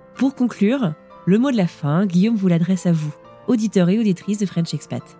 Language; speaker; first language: French; native; French